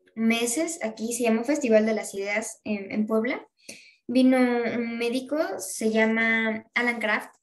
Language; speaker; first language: Spanish; native; Spanish